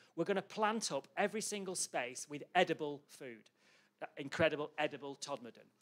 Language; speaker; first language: English; native; English